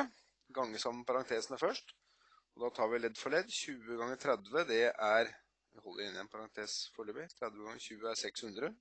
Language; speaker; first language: Norwegian; native; Norwegian